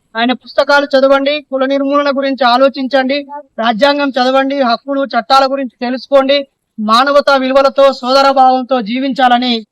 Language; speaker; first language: Telugu; native; Telugu